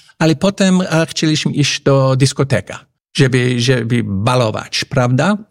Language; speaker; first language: Polish; non-native, fluent; English